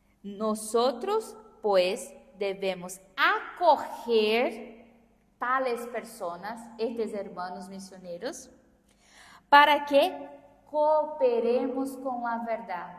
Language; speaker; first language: Spanish; non-native, fluent; Portuguese